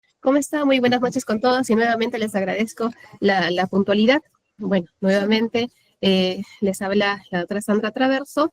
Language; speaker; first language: Spanish; native; Spanish